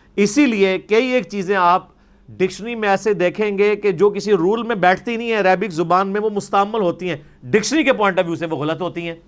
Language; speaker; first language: Urdu; non-native, local second language; Punjabi